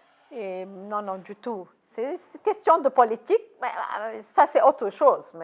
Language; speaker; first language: French; non-native, fluent; Arabic